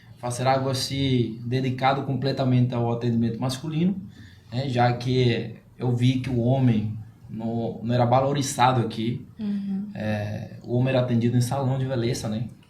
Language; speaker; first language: Portuguese; non-native, fluent; Spanish